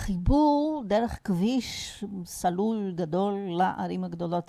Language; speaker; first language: Hebrew; non-native, fluent; Portuguese